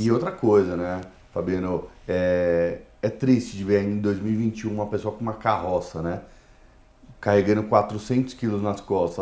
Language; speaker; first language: Portuguese; native; Portuguese